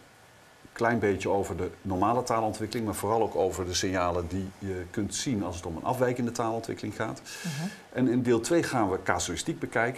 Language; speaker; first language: Dutch; native; Dutch